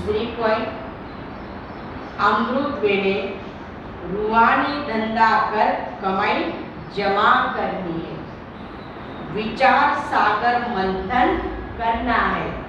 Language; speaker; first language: Hindi; non-native, local second language; Marathi